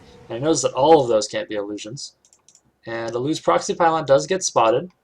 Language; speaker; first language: English; native; English